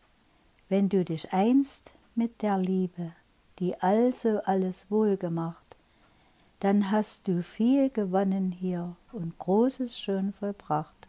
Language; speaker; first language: German; native; German